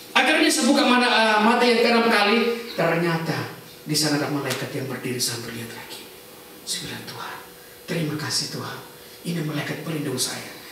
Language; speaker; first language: Indonesian; native; Indonesian